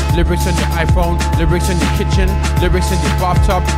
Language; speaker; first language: English; native; English